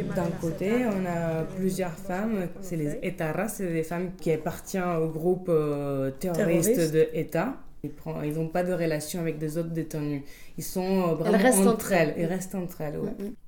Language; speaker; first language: French; non-native, fluent; Spanish